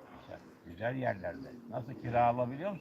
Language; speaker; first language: Turkish; native; Turkish